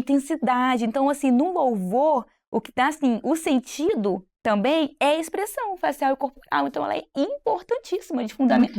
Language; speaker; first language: Portuguese; native; Portuguese